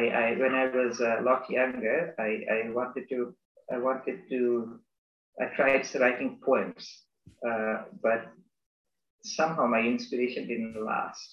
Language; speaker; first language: English; non-native, local second language; Bangla